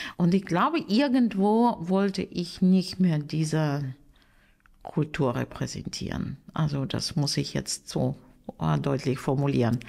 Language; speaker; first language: German; non-native, fluent; Russian